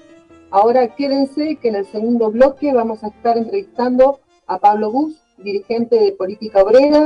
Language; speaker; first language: Spanish; native; Spanish